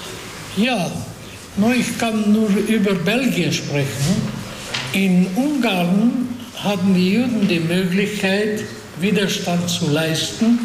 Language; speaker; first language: German; non-native, fluent; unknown